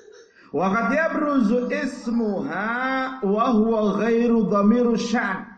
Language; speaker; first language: Arabic; non-native, fluent; Indonesian